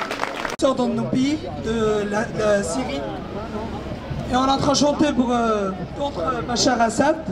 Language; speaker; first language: French; non-native, learner; Arabic